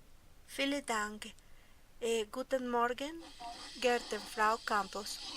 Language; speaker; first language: German; non-native, learner; Spanish